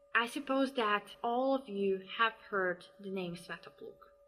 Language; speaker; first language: English; non-native, fluent; Slovak